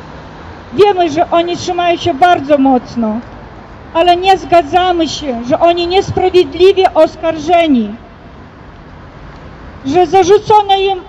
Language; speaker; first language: Polish; early bilingual, heritage; Polish